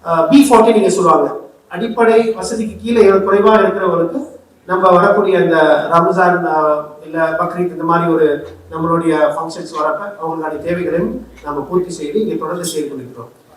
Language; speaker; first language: Tamil; native; Tamil